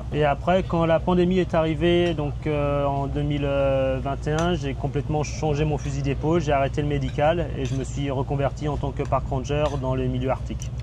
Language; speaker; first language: French; early bilingual, other home language; Thai